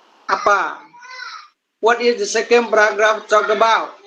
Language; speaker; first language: English; non-native, learner; Indonesian